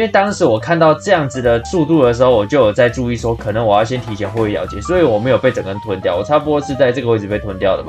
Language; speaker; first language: Chinese; native; Chinese